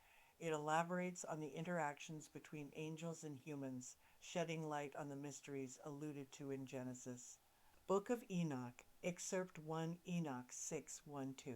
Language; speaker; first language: English; native; English